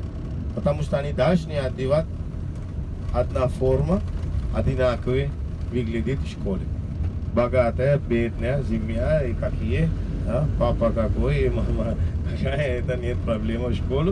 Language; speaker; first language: Russian; non-native, learner; Sinhala